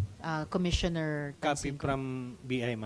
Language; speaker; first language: Filipino; native; Filipino